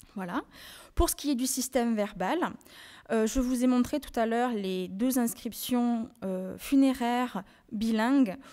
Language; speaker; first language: French; native; French